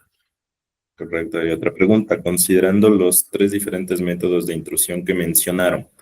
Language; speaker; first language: Spanish; native; Spanish